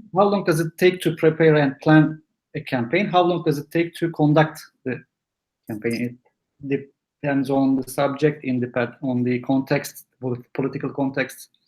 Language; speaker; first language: English; non-native, fluent; Turkish